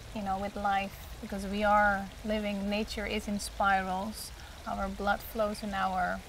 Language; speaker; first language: English; non-native, fluent; Dutch